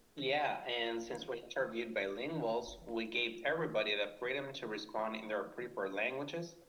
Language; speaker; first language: English; non-native, fluent; Spanish